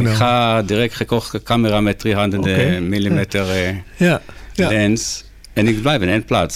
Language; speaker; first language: Dutch; non-native, learner; Hebrew